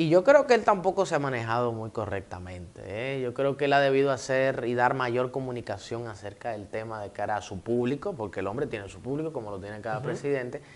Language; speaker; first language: Spanish; native; Spanish